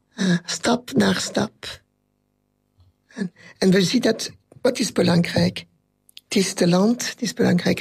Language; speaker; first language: Dutch; non-native, local second language; French